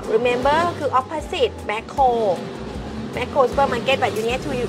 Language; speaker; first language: English; non-native, learner; Thai